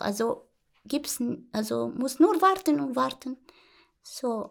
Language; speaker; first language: German; non-native, learner; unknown